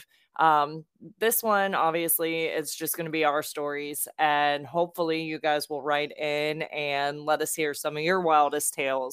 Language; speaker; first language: English; native; English